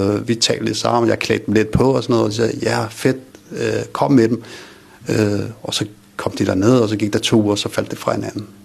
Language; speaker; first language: Danish; early bilingual, other home language; Kurdish